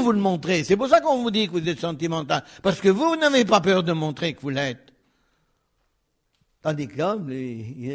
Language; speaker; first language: French; native; French